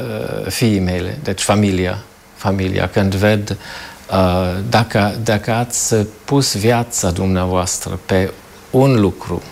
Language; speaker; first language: Romanian; non-native, fluent; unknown